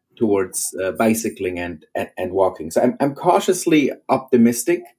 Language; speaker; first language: English; non-native, fluent; German